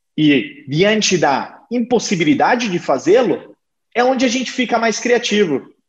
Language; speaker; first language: Portuguese; non-native, fluent; Italian